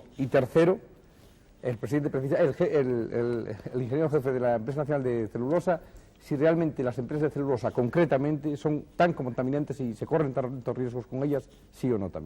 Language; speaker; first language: Spanish; native; Spanish